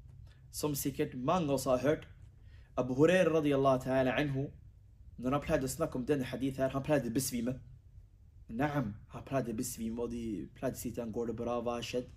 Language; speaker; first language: Norwegian; early bilingual, other home language; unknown